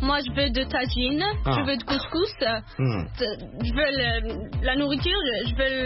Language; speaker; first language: French; non-native, learner; Arabic